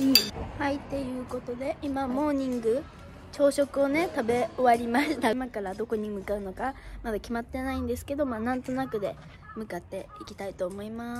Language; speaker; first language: Japanese; native; Japanese